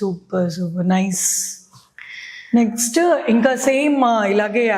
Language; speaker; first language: Telugu; native; Telugu